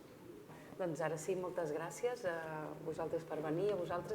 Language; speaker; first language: Catalan; native; Catalan